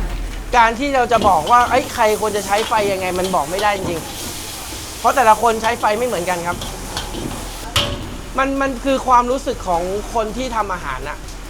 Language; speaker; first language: Thai; native; Thai